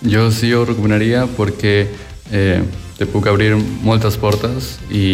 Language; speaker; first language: Catalan; non-native, learner; Spanish